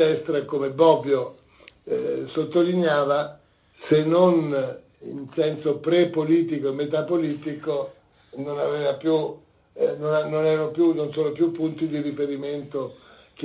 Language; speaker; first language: Italian; native; Italian